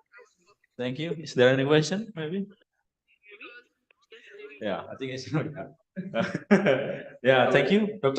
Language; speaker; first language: English; non-native, learner; Indonesian